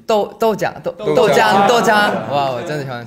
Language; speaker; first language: Chinese; non-native, learner; Thai